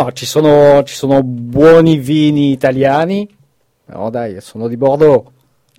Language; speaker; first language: Italian; non-native, fluent; French